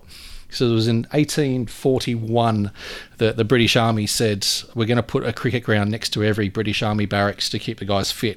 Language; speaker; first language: English; native; English